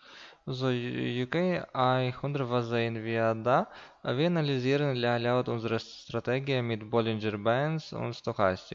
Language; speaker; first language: German; non-native, learner; Russian